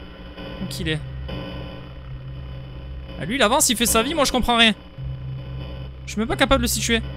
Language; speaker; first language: French; native; French